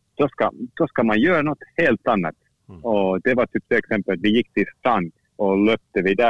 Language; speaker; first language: Swedish; non-native, fluent; Finnish